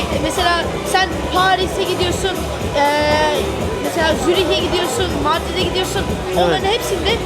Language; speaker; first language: Turkish; early bilingual, heritage; Turkish